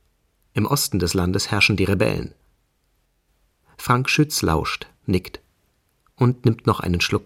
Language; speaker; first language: German; native; German